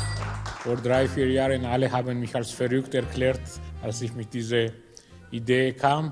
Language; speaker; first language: German; non-native, fluent; Georgian